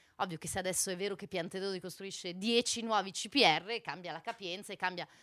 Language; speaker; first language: Italian; native; Italian